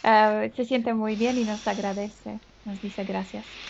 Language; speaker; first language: Spanish; non-native, fluent; Polish